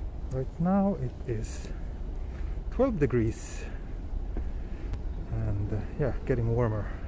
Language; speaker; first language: English; non-native, fluent; Swedish